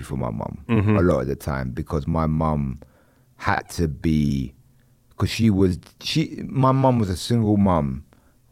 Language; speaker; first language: English; native; English